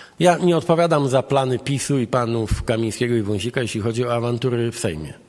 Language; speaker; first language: Polish; native; Polish